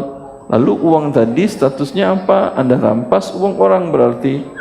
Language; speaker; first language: Indonesian; native; Indonesian